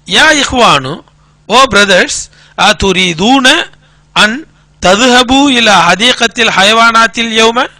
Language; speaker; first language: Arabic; non-native, fluent; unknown